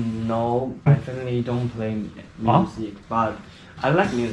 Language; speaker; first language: English; non-native, learner; Chinese